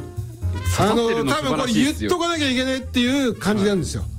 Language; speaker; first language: Japanese; native; Japanese